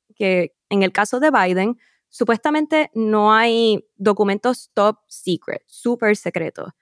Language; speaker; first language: Spanish; native; Spanish